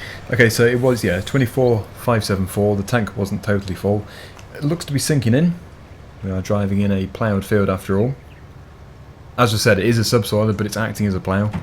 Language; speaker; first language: English; native; English